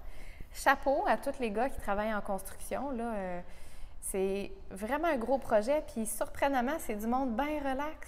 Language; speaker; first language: French; native; French